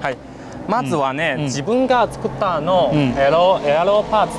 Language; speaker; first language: Japanese; non-native, learner; Chinese